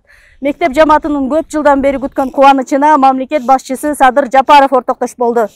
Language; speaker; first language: Kyrgyz; native; Kyrgyz